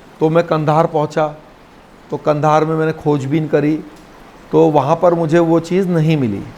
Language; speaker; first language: Hindi; native; Hindi